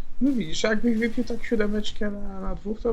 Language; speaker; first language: Polish; native; Polish